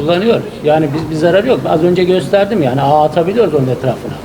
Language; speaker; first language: Turkish; native; Turkish